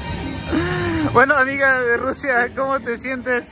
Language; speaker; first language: Spanish; native; Spanish